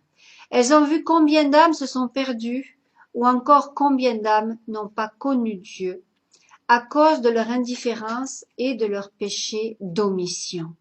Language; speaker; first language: French; native; French